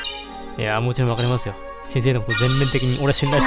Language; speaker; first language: Japanese; native; Japanese